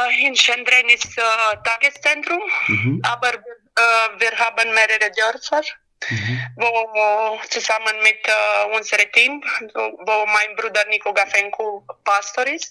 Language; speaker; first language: German; non-native, learner; Romanian